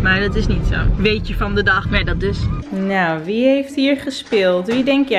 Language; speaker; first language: Dutch; native; Dutch